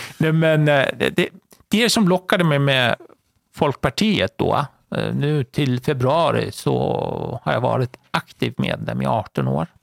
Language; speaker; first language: Swedish; non-native, fluent; Persian